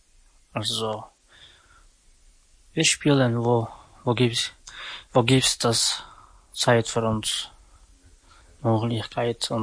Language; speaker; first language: German; non-native, learner; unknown